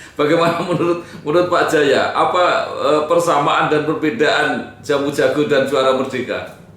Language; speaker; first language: Indonesian; native; Indonesian